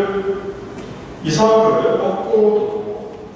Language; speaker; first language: Korean; native; Korean